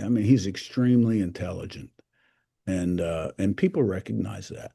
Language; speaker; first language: English; native; English